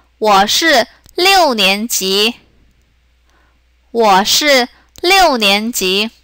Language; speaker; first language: Chinese; non-native, fluent; Korean